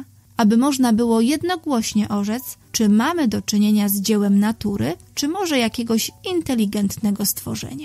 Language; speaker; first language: Polish; native; Polish